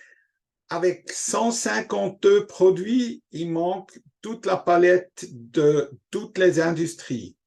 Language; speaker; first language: French; non-native, local second language; German